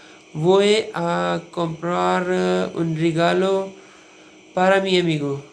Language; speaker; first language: Spanish; non-native, learner; Urdu